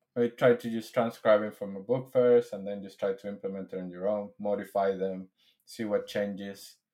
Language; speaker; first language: English; non-native, fluent; Spanish